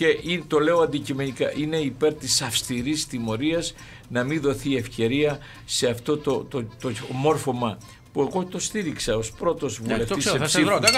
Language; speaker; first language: Greek; native; Greek